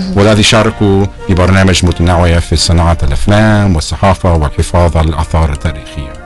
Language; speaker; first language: Arabic; non-native, fluent; English